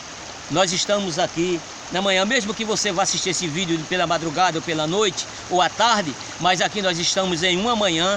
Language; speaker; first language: Portuguese; native; Portuguese